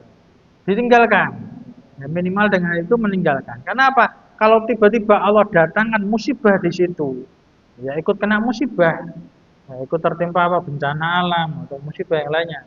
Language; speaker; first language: Indonesian; native; Indonesian